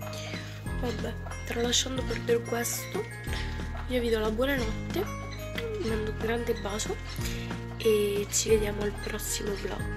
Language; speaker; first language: Italian; native; Italian